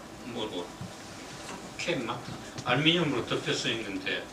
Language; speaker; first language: Korean; native; Korean